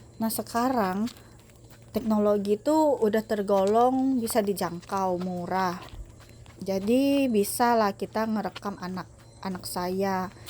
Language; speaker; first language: Indonesian; non-native, local second language; Hakka Chinese